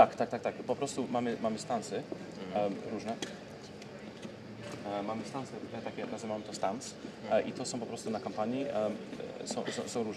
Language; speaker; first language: Polish; early bilingual, heritage; Polish